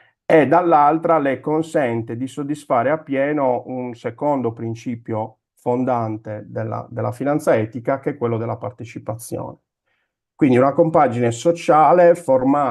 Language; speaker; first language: Italian; native; Italian